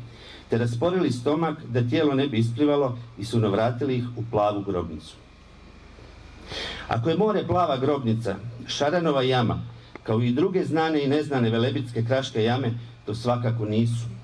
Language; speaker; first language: Croatian; native; Croatian